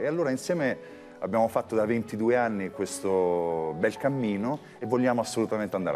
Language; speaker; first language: Italian; native; Italian